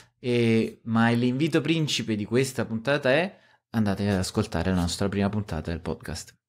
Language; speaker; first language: Italian; native; Italian